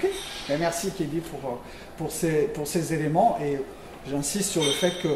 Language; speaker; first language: French; native; French